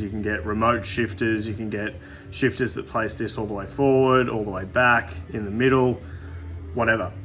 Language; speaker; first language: English; native; English